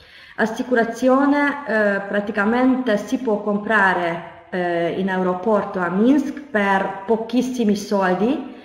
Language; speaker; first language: Italian; non-native, fluent; Hungarian